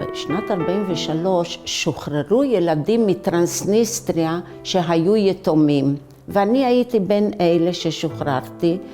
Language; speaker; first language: Hebrew; early bilingual, other home language; Romanian